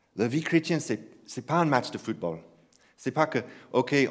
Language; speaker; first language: French; non-native, fluent; English